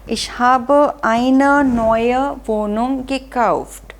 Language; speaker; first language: German; non-native, fluent; Hindi